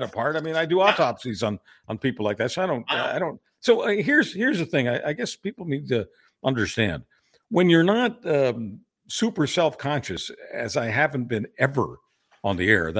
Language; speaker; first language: English; native; English